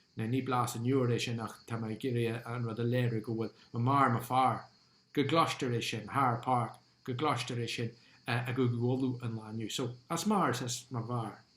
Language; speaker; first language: Irish; non-native, local second language; English